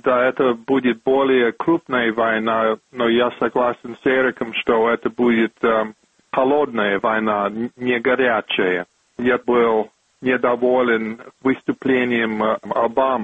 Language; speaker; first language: Russian; non-native, fluent; English